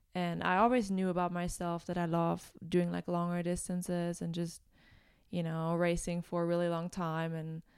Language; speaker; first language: English; non-native, fluent; German